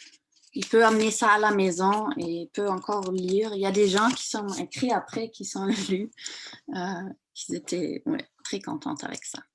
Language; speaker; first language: French; non-native, fluent; German